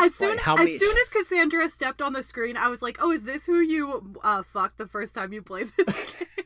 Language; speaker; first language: English; native; English